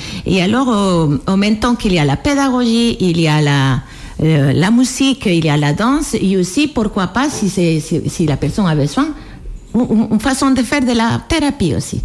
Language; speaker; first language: French; non-native, fluent; Spanish